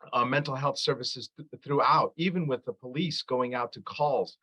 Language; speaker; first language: English; early bilingual, other home language; Arabic